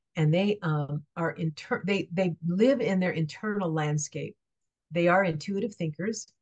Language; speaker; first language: English; native; English